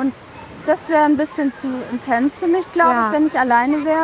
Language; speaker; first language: German; native; German